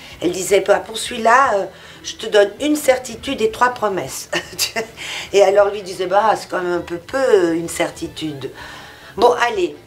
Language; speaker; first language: French; early bilingual, other home language; Portuguese